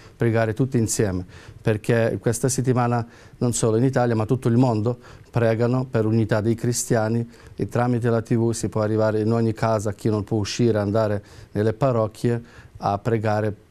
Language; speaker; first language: Italian; non-native, fluent; Ukrainian